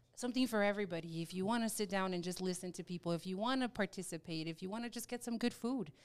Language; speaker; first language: English; early bilingual, other home language; Spanish